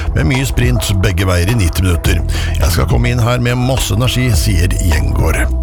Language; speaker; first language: Norwegian; native; Norwegian